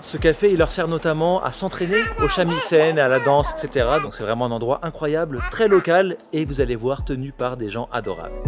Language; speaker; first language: French; native; French